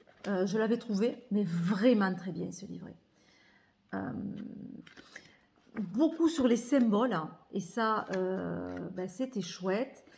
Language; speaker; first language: French; native; French